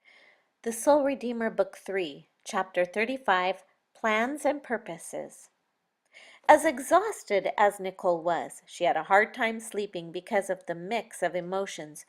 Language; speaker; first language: English; native; English